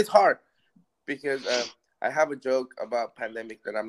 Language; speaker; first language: English; non-native, fluent; Spanish